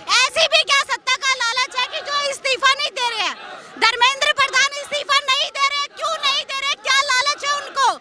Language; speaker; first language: Hindi; native; Hindi